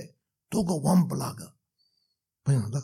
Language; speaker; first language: Russian; non-native, learner; Tibetan